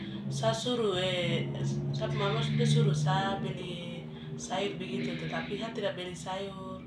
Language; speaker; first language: Indonesian; non-native, local second language; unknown